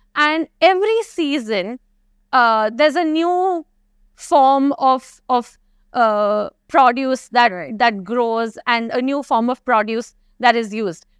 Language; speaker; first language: English; non-native, local second language; Kashmiri